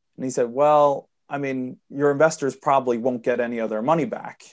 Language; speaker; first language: English; early bilingual, heritage; Swedish